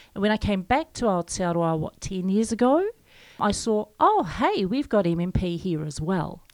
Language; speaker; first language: English; native; English